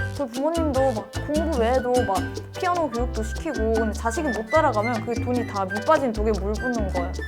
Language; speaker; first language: Korean; native; Korean